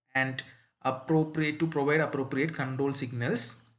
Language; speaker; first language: English; non-native, local second language; Malayalam